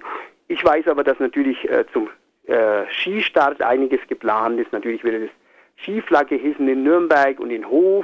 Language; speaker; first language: German; native; German